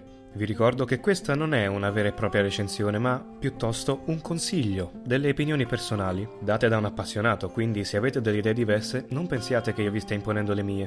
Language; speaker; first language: Italian; native; Italian